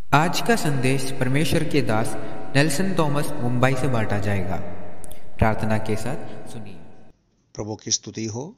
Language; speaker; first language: Hindi; non-native, local second language; Malayalam